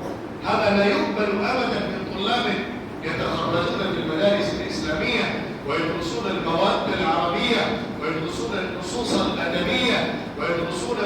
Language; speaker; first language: Arabic; non-native, fluent; Urdu